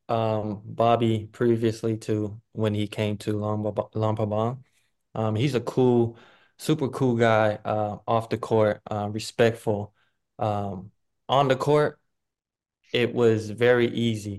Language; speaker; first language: English; native; English